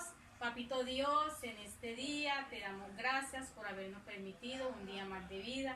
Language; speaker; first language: Spanish; native; Spanish